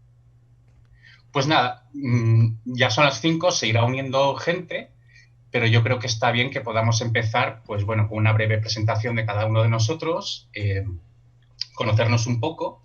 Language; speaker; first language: Spanish; native; Spanish